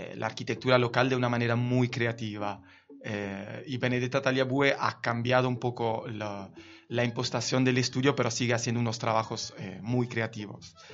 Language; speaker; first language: Spanish; non-native, fluent; Italian